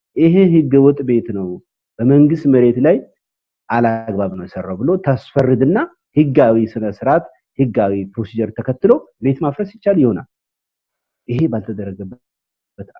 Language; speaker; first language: Amharic; non-native, local second language; Wolaytta